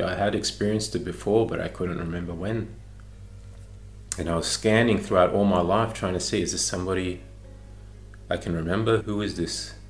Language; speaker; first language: English; native; English